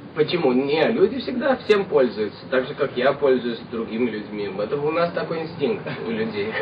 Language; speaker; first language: Russian; early bilingual, heritage; Russian